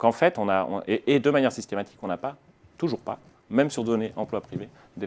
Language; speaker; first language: French; native; French